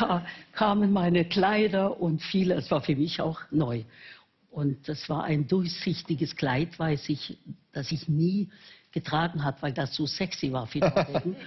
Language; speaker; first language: German; non-native, fluent; Norwegian